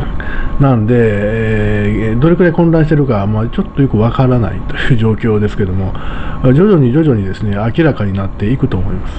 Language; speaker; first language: Japanese; native; Japanese